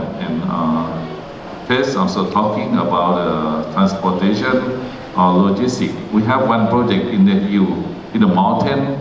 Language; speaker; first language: English; non-native, learner; Thai